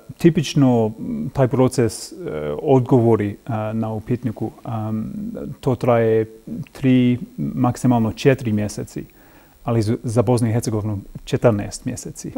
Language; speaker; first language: Croatian; non-native, fluent; English